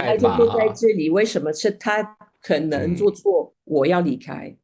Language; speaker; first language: Chinese; non-native, fluent; Spanish